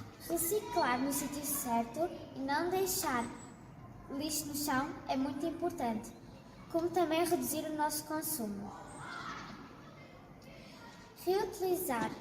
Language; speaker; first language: Portuguese; early bilingual, heritage; Portuguese